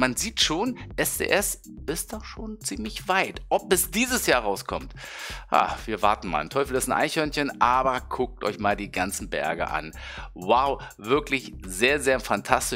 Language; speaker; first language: German; native; German